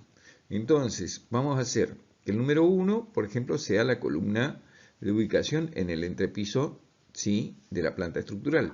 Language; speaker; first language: Spanish; native; Spanish